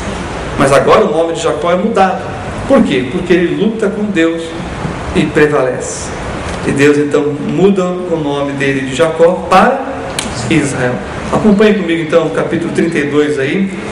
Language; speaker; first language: Portuguese; native; Portuguese